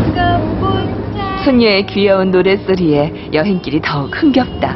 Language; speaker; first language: Korean; native; Korean